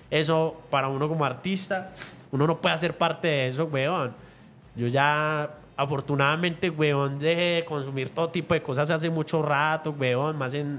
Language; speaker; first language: Spanish; native; Spanish